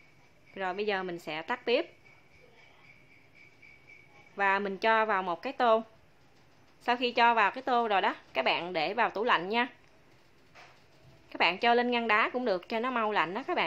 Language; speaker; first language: Vietnamese; native; Vietnamese